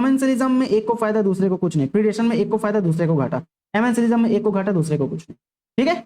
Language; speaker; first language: Hindi; native; Hindi